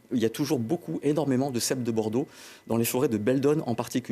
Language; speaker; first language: French; native; French